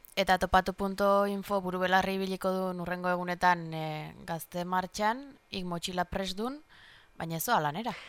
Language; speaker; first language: Basque; native; Basque